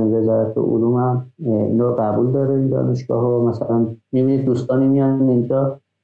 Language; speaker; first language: Persian; non-native, local second language; Azerbaijani